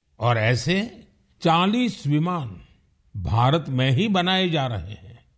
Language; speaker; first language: Hindi; non-native, local second language; Gujarati